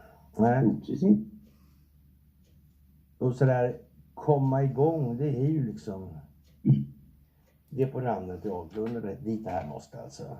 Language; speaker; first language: Swedish; native; Swedish